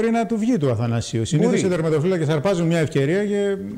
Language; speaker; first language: Greek; native; Greek